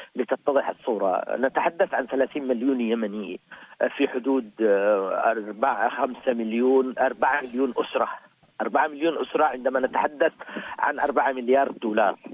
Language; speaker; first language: Arabic; native; Arabic